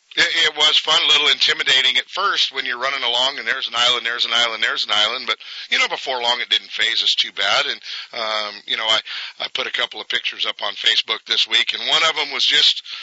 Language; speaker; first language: English; native; English